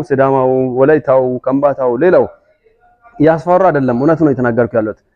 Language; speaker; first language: Amharic; non-native, local second language; Hadiyya